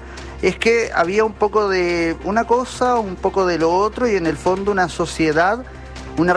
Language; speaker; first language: Spanish; native; Spanish